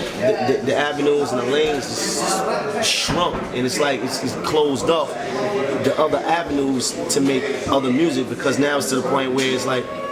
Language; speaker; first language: English; native; English